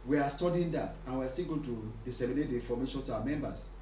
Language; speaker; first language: English; non-native, local second language; Yoruba